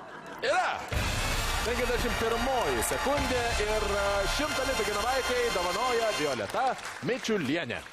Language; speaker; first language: Lithuanian; native; Lithuanian